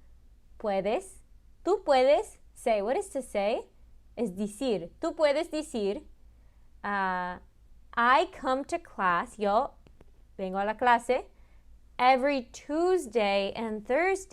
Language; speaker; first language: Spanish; early bilingual, heritage; Spanish